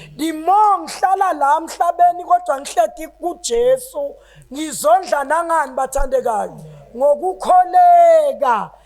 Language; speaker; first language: Zulu; non-native, local second language; Swati